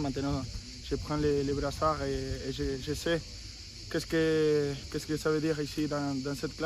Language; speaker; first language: French; non-native, fluent; Spanish